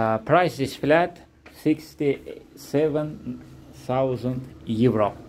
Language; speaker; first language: English; non-native, learner; Russian